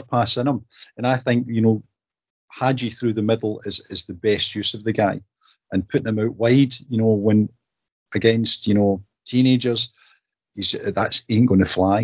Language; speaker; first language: English; native; English